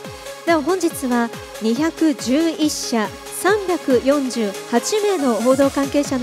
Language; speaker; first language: Japanese; native; Japanese